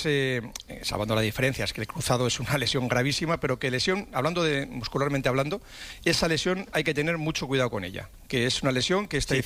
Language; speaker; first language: Spanish; native; Spanish